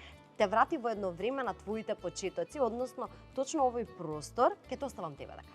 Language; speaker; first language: Macedonian; native; Macedonian